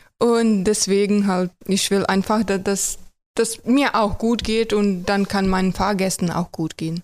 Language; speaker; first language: German; non-native, fluent; Croatian